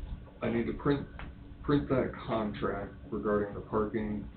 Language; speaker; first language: English; native; English